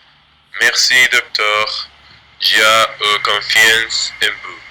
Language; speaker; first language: French; non-native, learner; Spanish